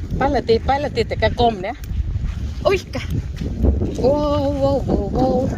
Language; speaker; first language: Thai; native; Thai